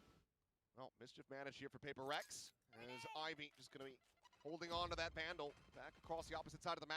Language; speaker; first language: English; native; English